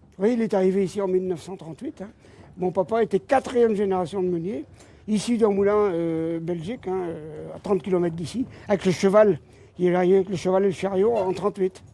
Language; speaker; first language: French; non-native, local second language; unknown